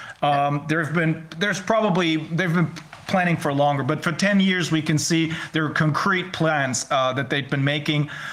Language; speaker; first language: English; non-native, fluent; German